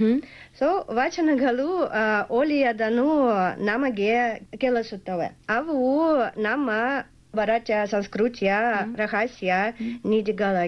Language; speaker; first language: Kannada; non-native, learner; Russian